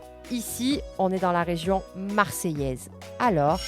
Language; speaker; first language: French; native; French